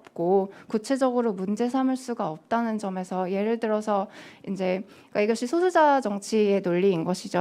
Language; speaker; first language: Korean; native; Korean